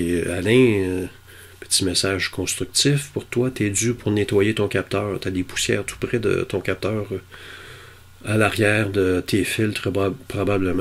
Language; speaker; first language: French; native; French